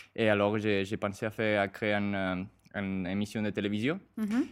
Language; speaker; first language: French; non-native, fluent; Spanish